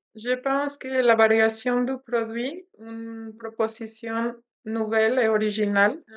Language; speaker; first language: French; non-native, fluent; Spanish